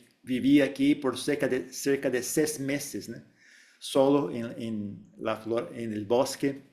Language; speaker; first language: Spanish; non-native, fluent; Portuguese